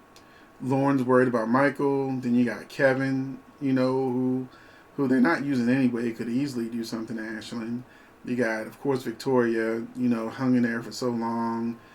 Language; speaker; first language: English; native; English